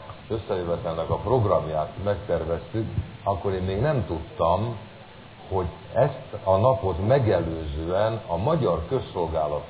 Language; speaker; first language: Hungarian; native; Hungarian